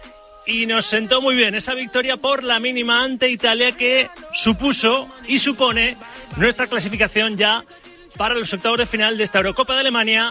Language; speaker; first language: Spanish; native; Spanish